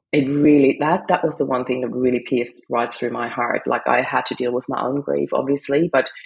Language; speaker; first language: English; non-native, fluent; German